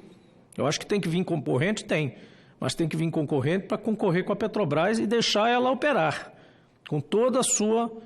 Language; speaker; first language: Portuguese; native; Portuguese